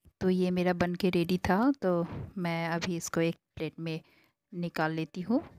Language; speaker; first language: Hindi; non-native, local second language; Bangla